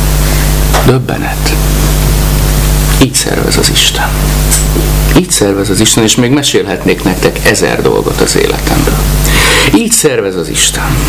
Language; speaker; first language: Hungarian; native; Hungarian